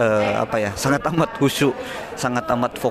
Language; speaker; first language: Indonesian; native; Indonesian